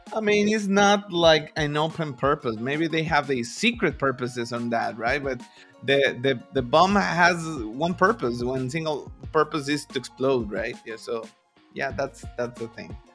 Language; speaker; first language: English; non-native, fluent; Spanish